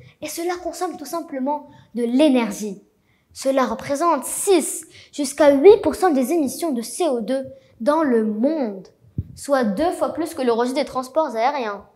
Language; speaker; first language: French; non-native, local second language; Arabic